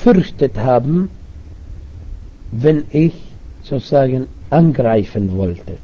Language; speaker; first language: German; non-native, fluent; Arabic